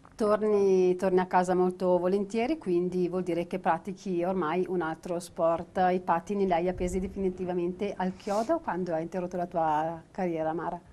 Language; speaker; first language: Italian; native; Italian